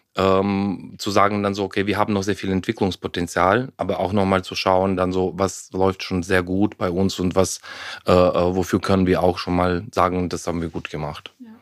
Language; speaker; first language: German; non-native, fluent; Ukrainian